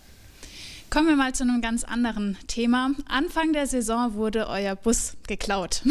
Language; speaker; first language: German; native; German